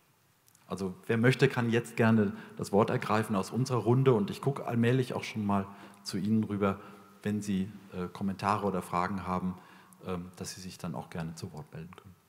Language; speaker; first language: German; native; German